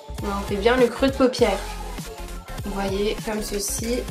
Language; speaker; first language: French; native; French